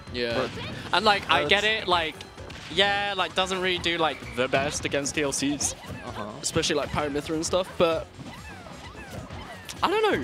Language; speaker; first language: English; native; English